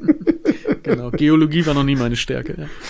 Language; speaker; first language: German; native; German